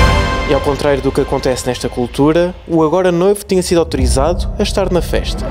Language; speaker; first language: Portuguese; native; Portuguese